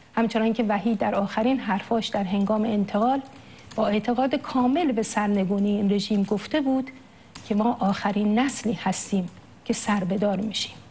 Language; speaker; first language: Persian; native; Persian